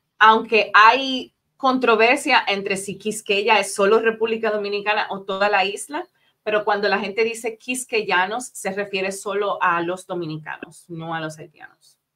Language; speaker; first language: Spanish; native; Spanish